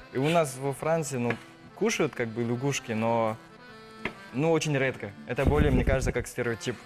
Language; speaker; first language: Russian; non-native, fluent; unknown